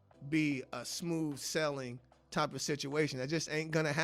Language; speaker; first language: English; native; English